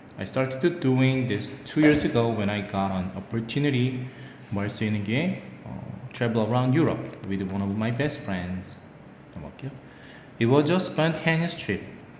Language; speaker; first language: English; non-native, fluent; Korean